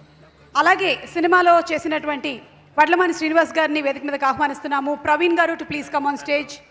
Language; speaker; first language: Telugu; native; Telugu